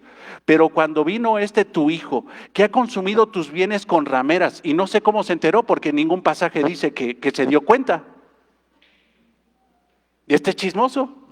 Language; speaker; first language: Spanish; native; Spanish